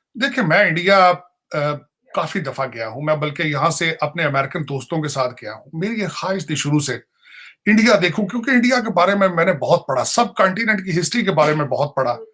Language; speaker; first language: Urdu; non-native, local second language; Punjabi